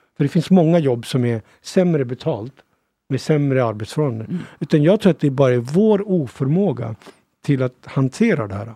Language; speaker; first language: Swedish; early bilingual, other home language; Punjabi